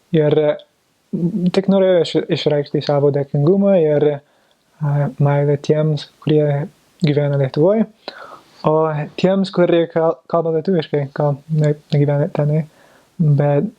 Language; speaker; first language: Lithuanian; non-native, fluent; English